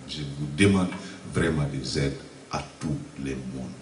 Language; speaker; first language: French; non-native, local second language; Bambara